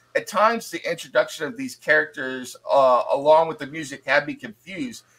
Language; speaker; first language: English; native; English